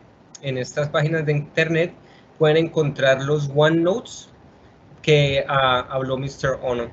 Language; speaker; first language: Spanish; native; Spanish